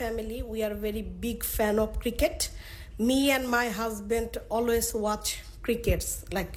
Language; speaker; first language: English; non-native, local second language; Bangla